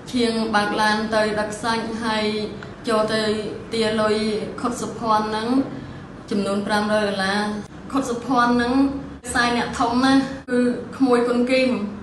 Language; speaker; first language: Khmer; non-native, local second language; Eastern Cham